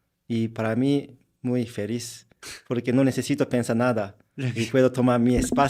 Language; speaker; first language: Spanish; non-native, learner; Japanese